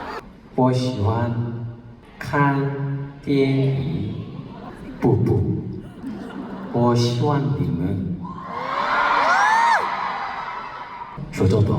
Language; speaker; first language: Chinese; non-native, learner; Korean